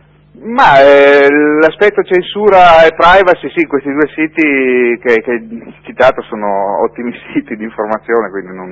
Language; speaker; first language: Italian; native; Italian